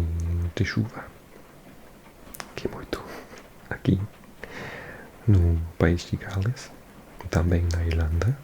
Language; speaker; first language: Portuguese; non-native, learner; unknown